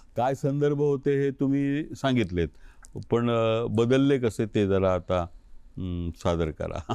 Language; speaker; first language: Marathi; native; Marathi